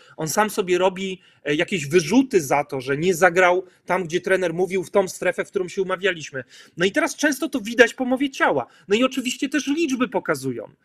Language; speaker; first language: Polish; native; Polish